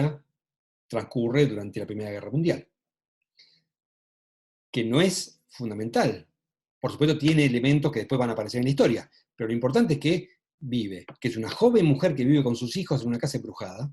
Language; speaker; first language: Spanish; native; Spanish